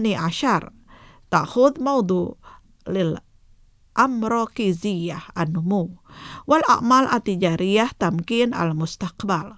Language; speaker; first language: Arabic; non-native, fluent; Indonesian